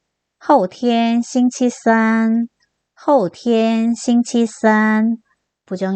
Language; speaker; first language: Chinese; non-native, fluent; Korean